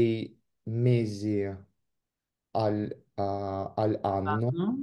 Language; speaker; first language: Italian; non-native, learner; Russian